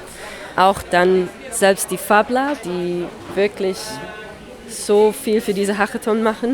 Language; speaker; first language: German; non-native, fluent; English